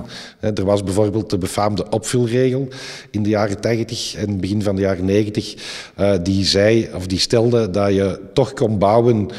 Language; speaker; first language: Dutch; native; Dutch